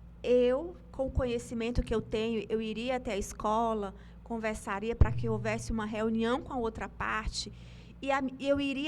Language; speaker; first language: Portuguese; native; Portuguese